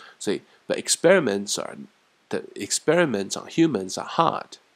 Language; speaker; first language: English; non-native, fluent; Chinese